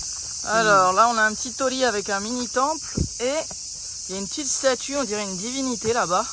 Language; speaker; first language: French; native; French